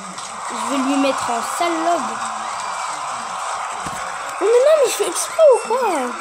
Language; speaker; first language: French; native; French